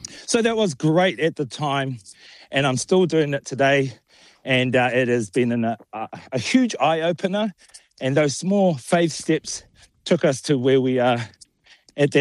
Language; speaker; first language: English; native; English